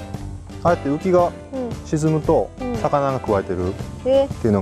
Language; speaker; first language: Japanese; native; Japanese